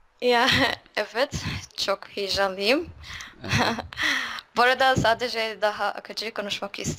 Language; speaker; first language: Turkish; non-native, learner; Arabic